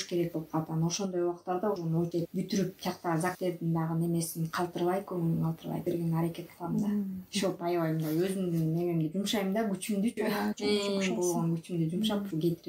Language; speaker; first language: Kyrgyz; native; Kyrgyz